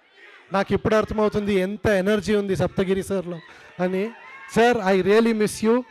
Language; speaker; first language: Telugu; non-native, learner; Kannada